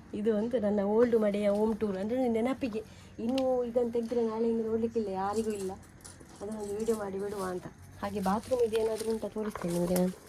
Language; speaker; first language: Kannada; non-native, local second language; Tulu